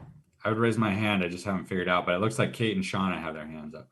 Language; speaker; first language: English; native; English